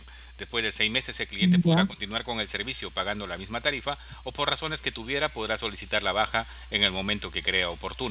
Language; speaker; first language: Spanish; native; Spanish